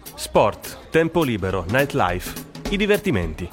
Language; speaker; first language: Italian; native; Italian